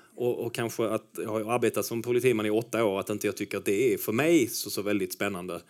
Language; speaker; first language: Swedish; native; Swedish